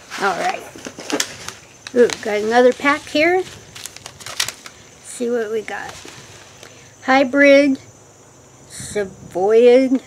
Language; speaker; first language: English; native; English